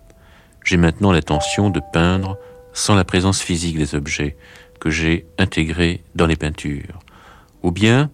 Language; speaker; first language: French; native; French